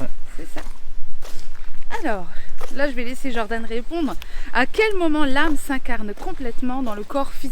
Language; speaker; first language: French; native; French